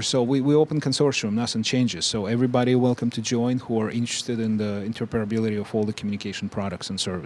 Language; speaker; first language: English; non-native, fluent; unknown